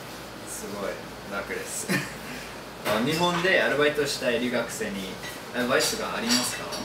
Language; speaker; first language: Japanese; non-native, learner; English